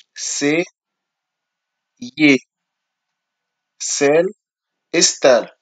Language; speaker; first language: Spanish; non-native, learner; Haitian Creole